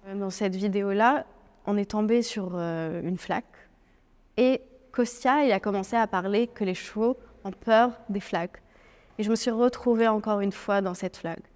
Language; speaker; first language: French; non-native, local second language; Arabic